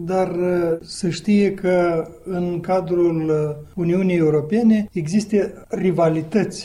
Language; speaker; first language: Romanian; native; Romanian